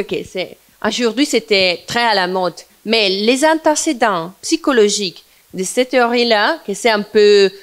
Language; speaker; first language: French; non-native, fluent; Italian